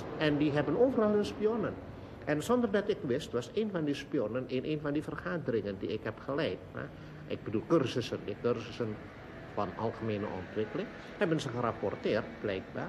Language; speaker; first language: Dutch; non-native, local second language; Indonesian